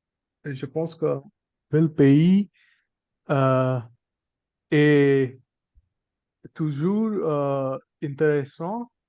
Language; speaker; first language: French; non-native, learner; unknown